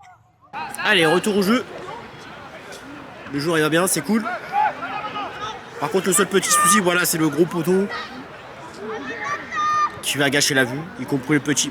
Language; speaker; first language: French; native; French